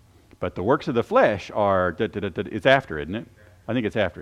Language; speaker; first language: English; native; English